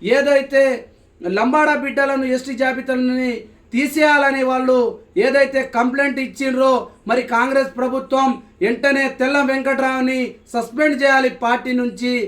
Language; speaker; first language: Telugu; non-native, local second language; Lambadi